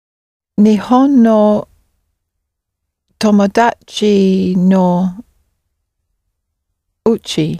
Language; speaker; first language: Japanese; non-native, learner; English